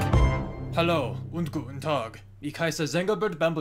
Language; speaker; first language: German; non-native, learner; English